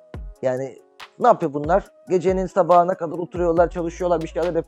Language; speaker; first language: Turkish; native; Turkish